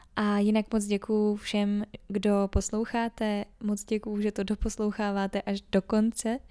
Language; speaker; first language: Czech; native; Czech